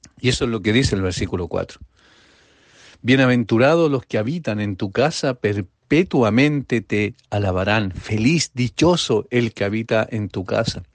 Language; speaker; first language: Spanish; native; Spanish